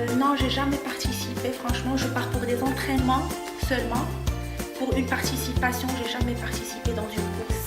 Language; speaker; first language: French; non-native, local second language; Arabic